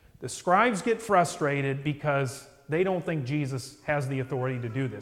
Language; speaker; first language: English; native; English